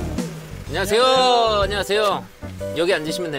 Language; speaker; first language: Korean; native; Korean